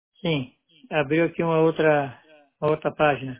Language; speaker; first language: Spanish; non-native, learner; Portuguese